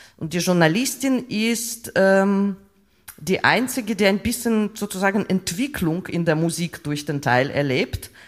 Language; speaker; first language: German; non-native, fluent; Russian